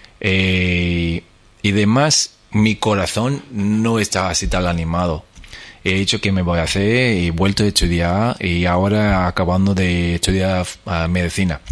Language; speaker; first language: Spanish; non-native, fluent; English